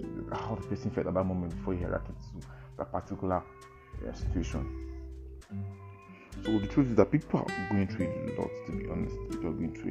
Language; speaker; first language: English; non-native, local second language; Yoruba